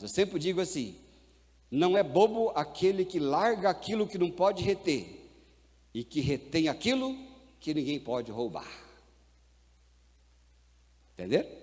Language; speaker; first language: Portuguese; native; Portuguese